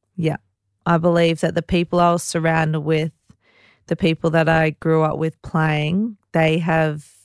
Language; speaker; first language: English; native; English